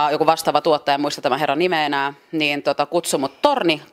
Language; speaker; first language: Finnish; early bilingual, other home language; French